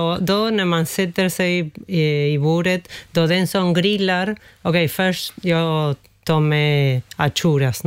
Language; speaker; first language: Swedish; non-native, fluent; Spanish